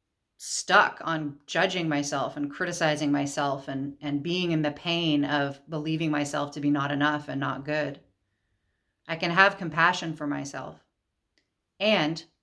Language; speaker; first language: English; native; English